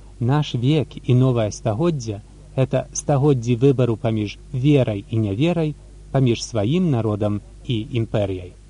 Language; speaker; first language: Belarusian; native; Belarusian